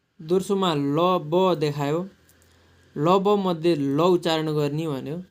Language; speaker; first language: Nepali; native; Nepali